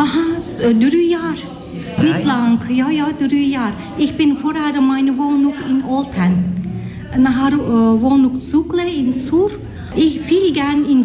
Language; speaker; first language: German; non-native, learner; Turkish